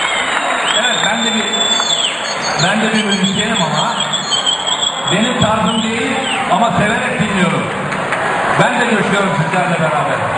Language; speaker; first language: Turkish; native; Turkish